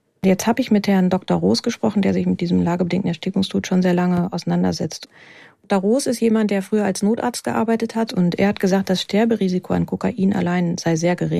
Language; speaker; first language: German; native; German